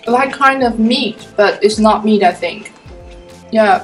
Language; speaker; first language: English; non-native, fluent; Chinese